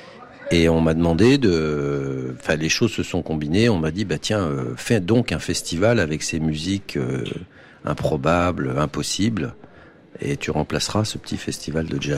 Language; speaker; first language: French; native; French